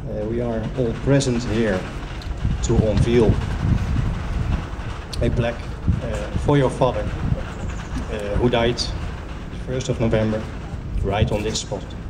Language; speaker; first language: English; non-native, fluent; Dutch